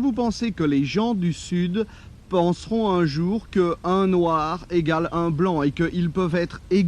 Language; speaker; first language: French; native; French